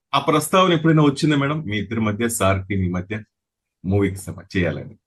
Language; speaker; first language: Telugu; native; Telugu